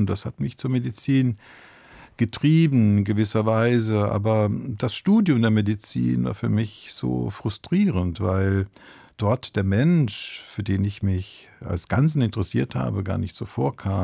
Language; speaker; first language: German; early bilingual, other home language; Italian